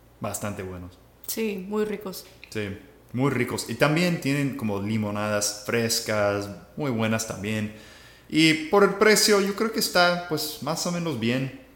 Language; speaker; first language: Spanish; non-native, fluent; English